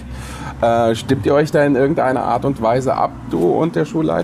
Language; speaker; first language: German; native; German